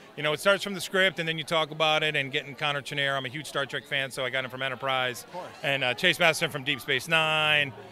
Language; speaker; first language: English; native; English